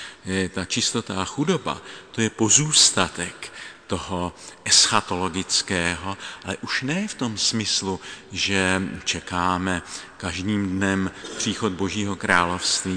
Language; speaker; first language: Czech; native; Czech